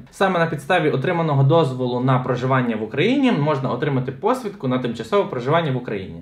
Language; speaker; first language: Ukrainian; native; Ukrainian